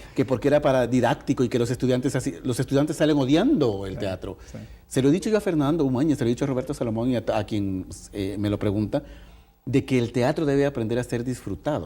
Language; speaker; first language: Spanish; native; Spanish